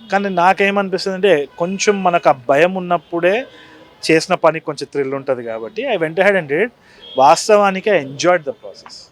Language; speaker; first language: Telugu; native; Telugu